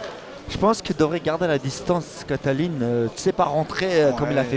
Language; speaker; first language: French; native; French